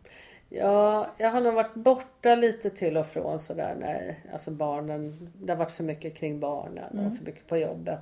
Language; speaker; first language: Swedish; native; Swedish